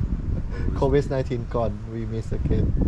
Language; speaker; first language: English; non-native, learner; Lao